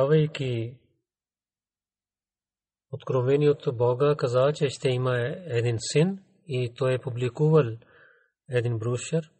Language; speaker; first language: Bulgarian; non-native, learner; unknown